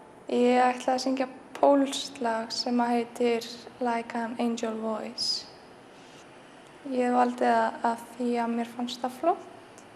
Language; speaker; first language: Icelandic; early bilingual, other home language; Polish